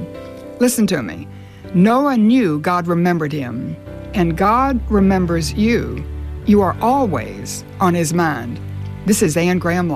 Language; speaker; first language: English; native; English